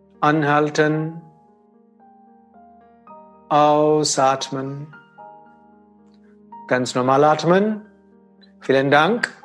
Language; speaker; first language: German; non-native, fluent; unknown